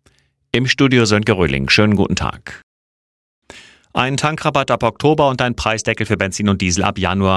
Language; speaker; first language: German; native; German